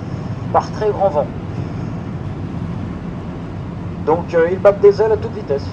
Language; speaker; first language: French; native; French